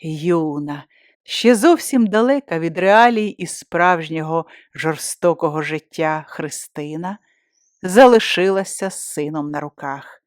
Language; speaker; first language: Ukrainian; native; Ukrainian